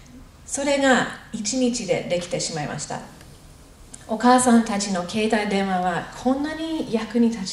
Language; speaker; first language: Japanese; non-native, fluent; English